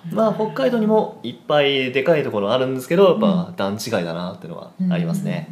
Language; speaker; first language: Japanese; native; Japanese